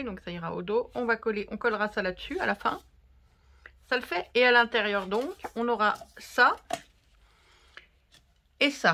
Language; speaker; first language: French; native; French